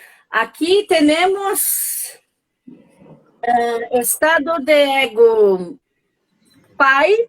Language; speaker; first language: Spanish; non-native, learner; Portuguese